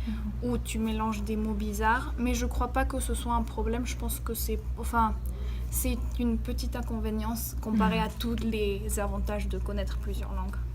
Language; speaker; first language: French; early bilingual, heritage; French